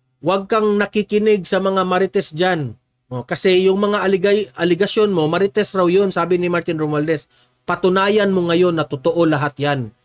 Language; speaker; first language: Filipino; non-native, local second language; Cebuano